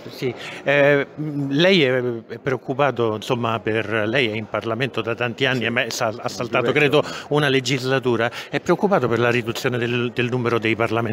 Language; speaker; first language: Italian; native; Italian